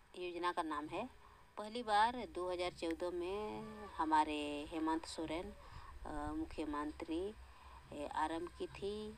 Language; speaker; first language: Hindi; non-native, local second language; Santali